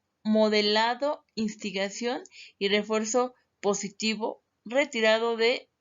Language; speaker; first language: Spanish; native; Spanish